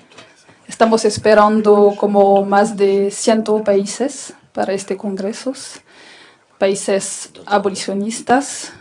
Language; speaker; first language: Spanish; non-native, fluent; French